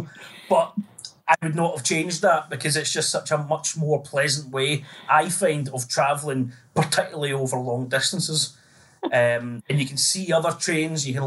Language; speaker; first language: English; native; English